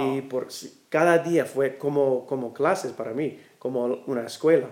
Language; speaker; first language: Spanish; non-native, learner; English